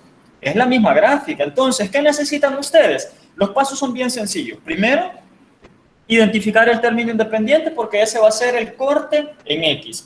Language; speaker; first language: Spanish; native; Spanish